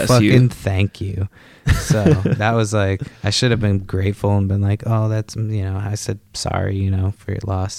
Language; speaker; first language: English; native; English